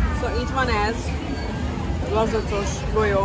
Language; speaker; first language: Hungarian; early bilingual, heritage; Hungarian